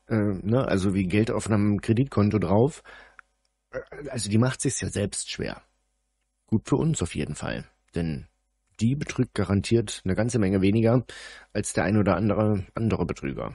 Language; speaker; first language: German; native; German